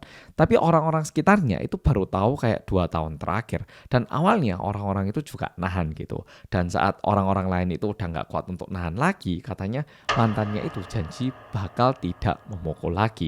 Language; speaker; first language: Indonesian; early bilingual, other home language; Korean